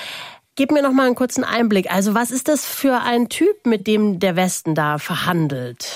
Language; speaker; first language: German; native; German